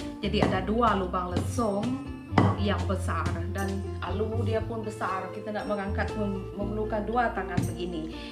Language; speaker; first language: Malay; non-native, local second language; Iban